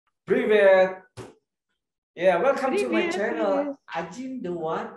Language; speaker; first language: English; non-native, learner; Indonesian